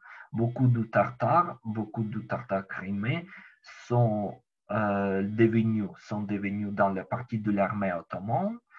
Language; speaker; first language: French; non-native, learner; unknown